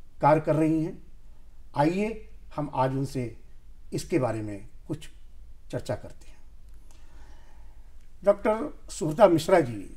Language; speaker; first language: Hindi; native; Hindi